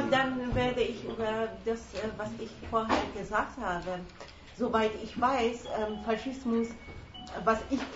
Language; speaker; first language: German; non-native, fluent; Persian